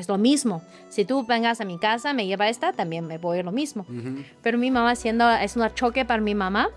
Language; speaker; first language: Spanish; non-native, learner; Chinese